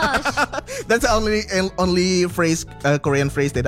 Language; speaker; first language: English; non-native, fluent; Indonesian